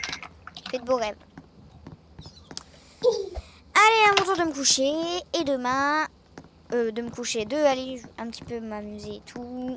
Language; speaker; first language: French; native; French